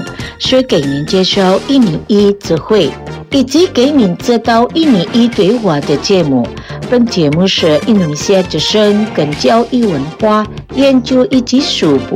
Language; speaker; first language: Chinese; early bilingual, heritage; Chinese